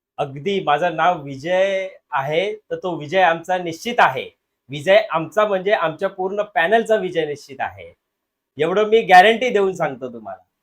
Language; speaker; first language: Marathi; non-native, local second language; Hindi